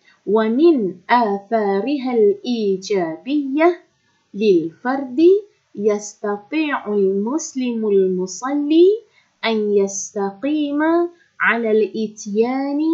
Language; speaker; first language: Arabic; non-native, fluent; Malay